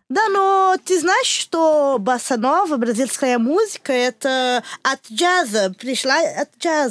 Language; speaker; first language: Russian; non-native, learner; Portuguese